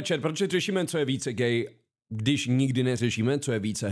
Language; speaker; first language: Czech; native; Czech